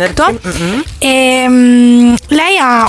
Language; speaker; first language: Italian; native; Italian